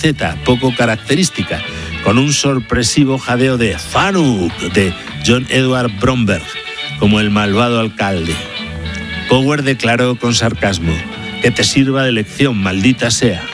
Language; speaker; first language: Spanish; native; Spanish